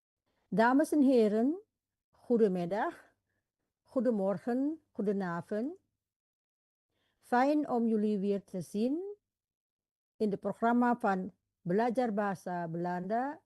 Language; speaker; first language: Dutch; non-native, fluent; Indonesian